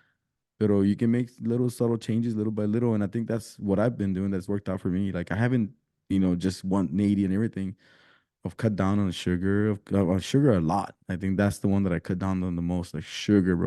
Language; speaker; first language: English; early bilingual, other home language; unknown